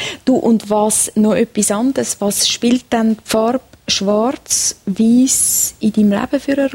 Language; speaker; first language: German; native; German